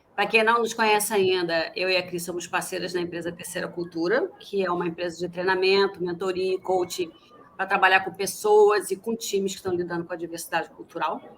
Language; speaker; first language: Portuguese; native; Portuguese